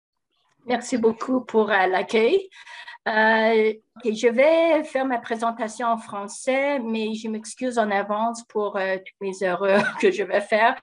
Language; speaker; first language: French; non-native, fluent; English